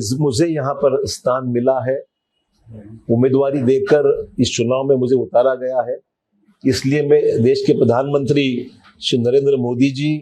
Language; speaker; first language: Hindi; non-native, local second language; Marathi